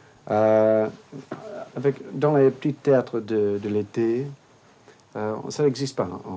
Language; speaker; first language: French; non-native, fluent; English